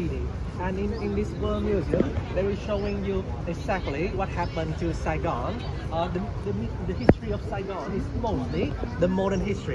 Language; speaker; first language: English; non-native, learner; Vietnamese